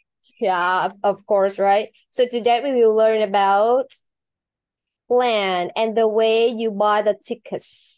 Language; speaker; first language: English; non-native, learner; Vietnamese